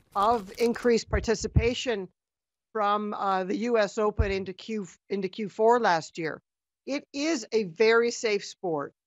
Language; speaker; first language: English; native; English